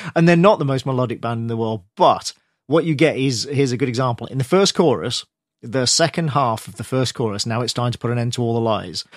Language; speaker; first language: English; native; English